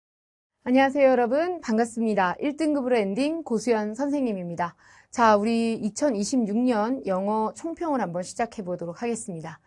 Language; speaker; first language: Korean; native; Korean